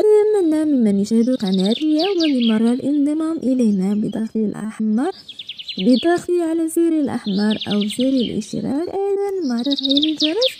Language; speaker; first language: Arabic; native; Arabic